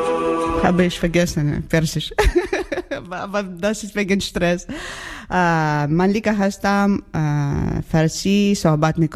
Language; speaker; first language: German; non-native, learner; Ukrainian